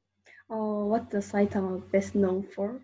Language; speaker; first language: English; non-native, learner; Japanese